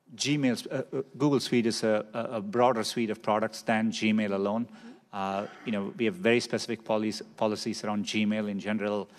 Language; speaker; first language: English; non-native, local second language; Tamil